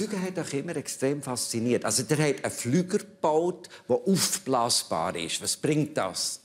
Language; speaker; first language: German; native; German